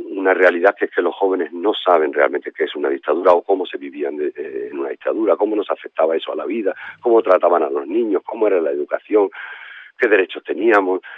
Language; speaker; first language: Spanish; native; Spanish